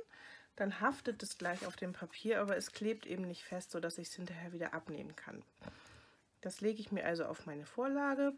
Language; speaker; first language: German; native; German